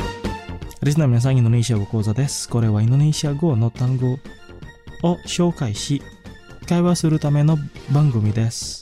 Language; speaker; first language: Japanese; non-native, fluent; Indonesian